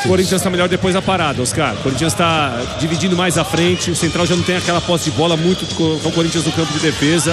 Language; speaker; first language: Portuguese; native; Portuguese